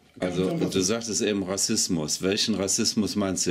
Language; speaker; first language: German; native; German